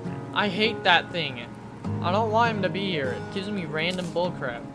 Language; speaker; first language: English; native; English